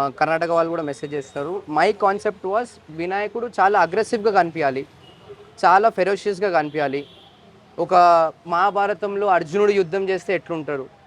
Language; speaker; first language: Telugu; native; Telugu